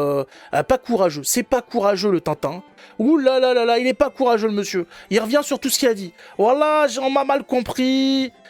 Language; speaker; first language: French; native; French